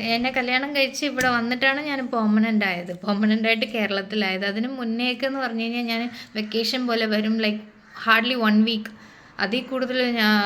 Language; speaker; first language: Malayalam; early bilingual, heritage; Malayalam